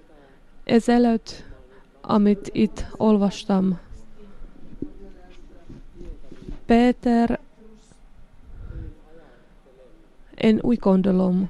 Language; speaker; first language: Hungarian; non-native, learner; Finnish